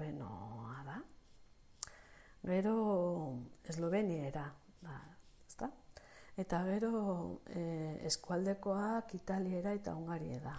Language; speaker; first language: Basque; non-native, local second language; Spanish